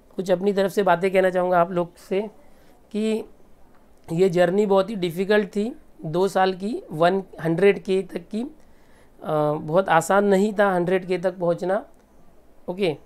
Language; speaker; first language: Hindi; native; Hindi